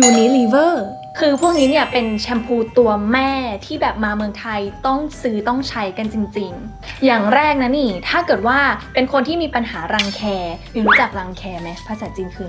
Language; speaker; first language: Thai; native; Thai